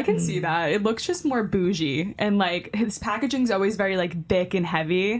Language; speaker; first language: English; native; English